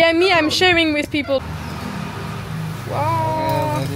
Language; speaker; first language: English; non-native, learner; French